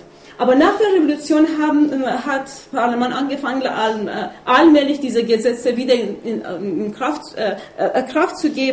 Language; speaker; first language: German; non-native, fluent; Persian